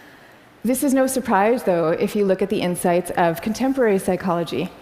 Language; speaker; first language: English; native; English